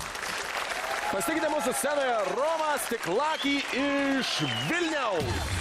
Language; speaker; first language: Lithuanian; native; Lithuanian